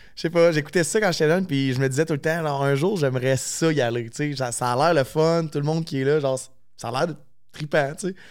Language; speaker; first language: French; native; French